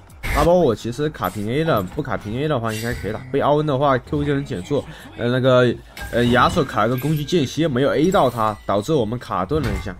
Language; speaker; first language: Chinese; native; Chinese